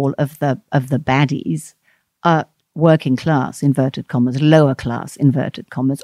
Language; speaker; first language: English; non-native, fluent; French